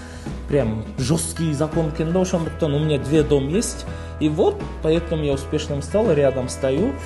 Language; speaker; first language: Russian; non-native, local second language; Kyrgyz